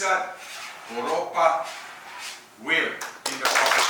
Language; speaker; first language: English; non-native, fluent; Indonesian